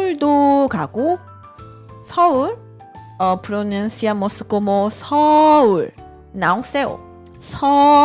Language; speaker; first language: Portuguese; non-native, fluent; Korean